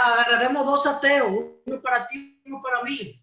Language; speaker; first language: Spanish; native; Spanish